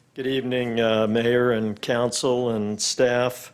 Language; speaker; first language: English; native; English